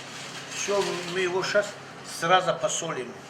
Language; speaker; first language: Russian; non-native, fluent; Tajik